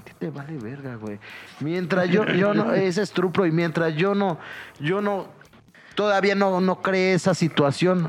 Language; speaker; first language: Spanish; native; Spanish